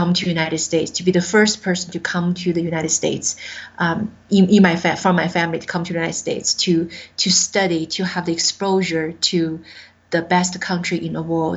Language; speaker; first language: English; non-native, fluent; Chinese